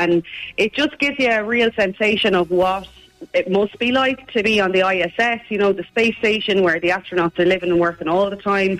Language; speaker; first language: English; native; English